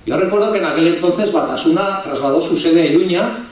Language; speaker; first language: Spanish; non-native, local second language; Basque